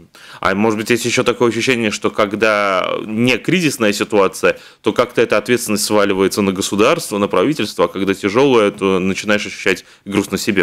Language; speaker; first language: Russian; native; Russian